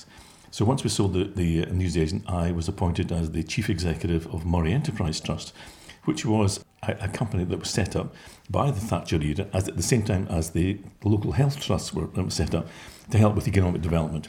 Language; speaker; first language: English; native; English